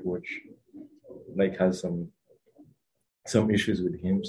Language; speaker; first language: English; non-native, local second language; Kinyarwanda